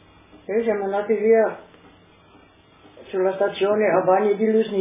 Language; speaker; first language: Italian; non-native, local second language; Slovenian